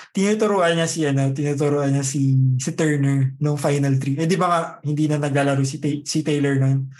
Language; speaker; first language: Filipino; native; Filipino